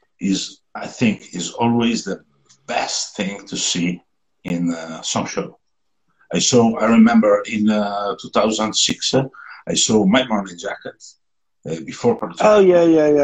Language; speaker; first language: English; non-native, learner; Italian